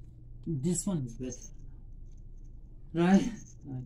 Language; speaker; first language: English; non-native, learner; Persian